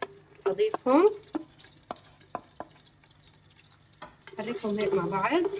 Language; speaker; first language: Arabic; native; Arabic